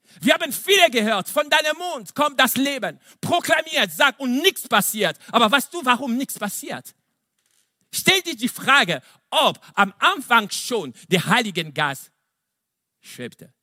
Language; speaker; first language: German; non-native, fluent; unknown